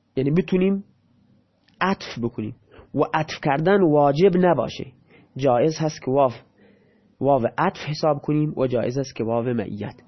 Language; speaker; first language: Persian; non-native, local second language; Baluchi